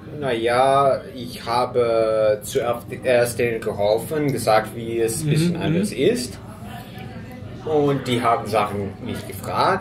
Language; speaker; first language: German; non-native, fluent; English